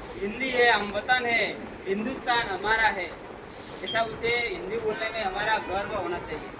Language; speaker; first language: Hindi; non-native, local second language; Gujarati